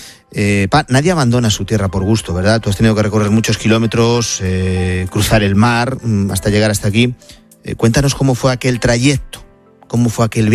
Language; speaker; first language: Spanish; native; Spanish